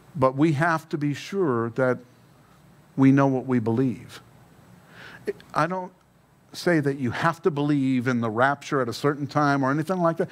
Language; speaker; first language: English; native; English